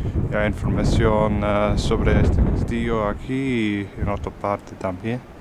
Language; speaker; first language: Spanish; non-native, learner; English